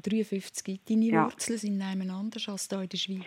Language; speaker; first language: German; native; German